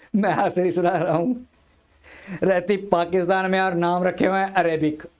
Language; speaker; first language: Hindi; non-native, local second language; Punjabi